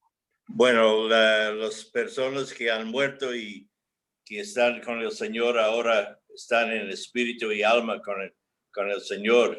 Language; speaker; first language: Spanish; non-native, fluent; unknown